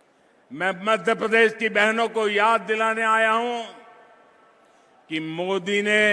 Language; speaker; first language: Hindi; non-native, local second language; Gujarati